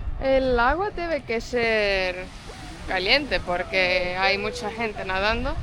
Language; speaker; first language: Spanish; non-native, fluent; Portuguese